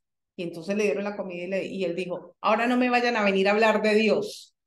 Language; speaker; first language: Spanish; native; Spanish